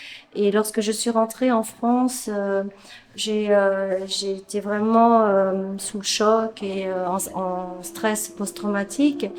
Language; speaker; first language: French; native; French